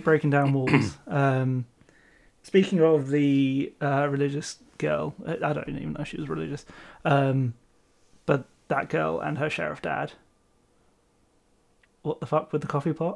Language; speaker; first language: English; native; English